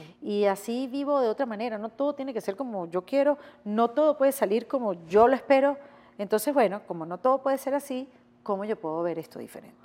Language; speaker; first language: Spanish; native; Spanish